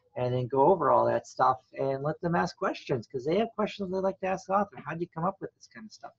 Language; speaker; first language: English; native; English